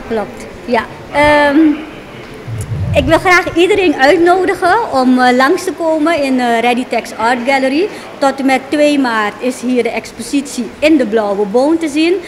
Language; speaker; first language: Dutch; native; Dutch